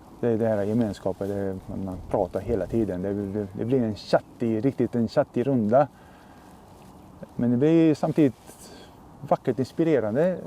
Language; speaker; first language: Swedish; non-native, fluent; Czech